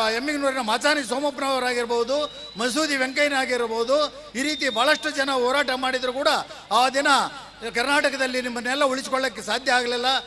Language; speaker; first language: Kannada; native; Kannada